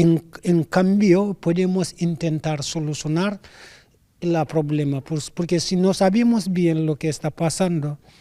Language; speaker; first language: Spanish; non-native, learner; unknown